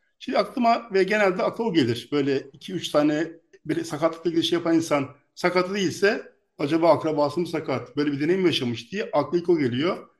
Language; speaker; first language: Turkish; native; Turkish